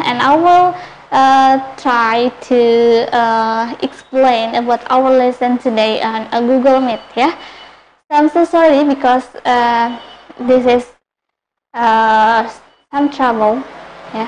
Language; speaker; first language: English; non-native, local second language; Indonesian